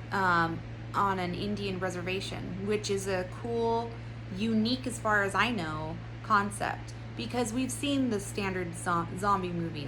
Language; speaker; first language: English; native; English